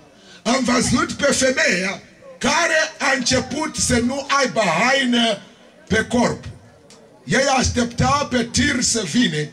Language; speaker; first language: Romanian; non-native, learner; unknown